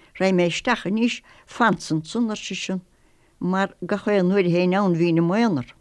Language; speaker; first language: Irish; native; Irish